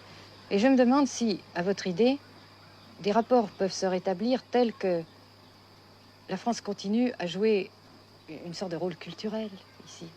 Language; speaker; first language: French; native; French